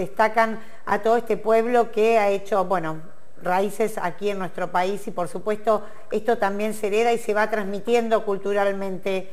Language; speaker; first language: Spanish; native; Spanish